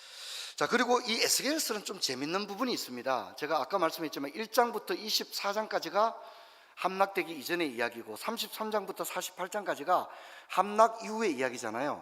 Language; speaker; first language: Korean; native; Korean